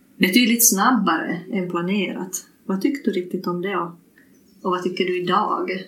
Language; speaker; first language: Swedish; native; Swedish